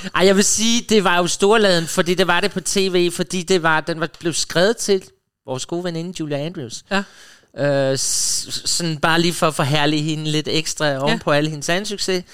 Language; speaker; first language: Danish; native; Danish